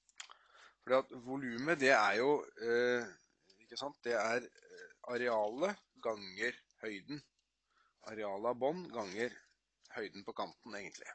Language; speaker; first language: Norwegian; native; Norwegian